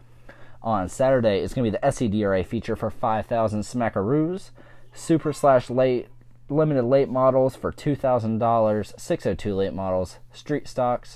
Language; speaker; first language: English; native; English